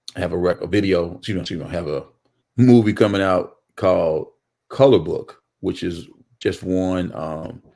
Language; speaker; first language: English; native; English